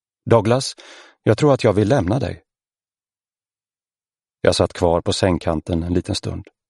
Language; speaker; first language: Swedish; native; Swedish